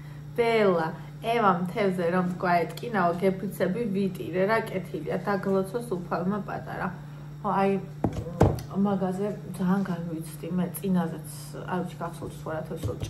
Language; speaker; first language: Georgian; native; Georgian